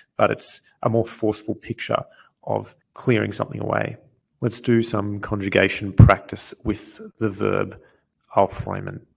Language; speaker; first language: English; native; English